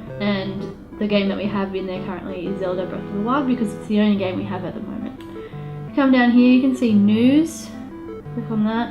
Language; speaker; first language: English; native; English